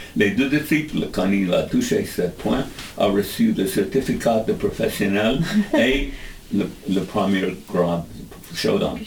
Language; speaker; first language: French; non-native, learner; English